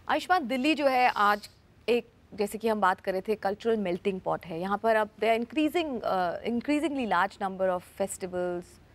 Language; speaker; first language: Hindi; native; Hindi